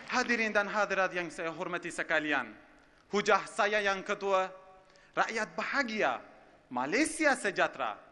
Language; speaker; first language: Malay; non-native, fluent; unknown